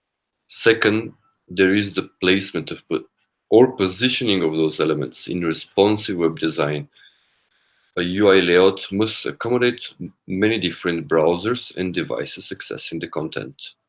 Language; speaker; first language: English; non-native, fluent; Korean